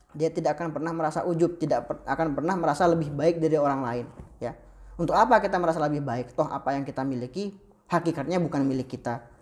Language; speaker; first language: Indonesian; non-native, local second language; Madurese